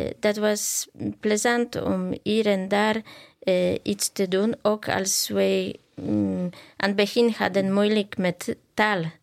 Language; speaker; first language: Dutch; non-native, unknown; Polish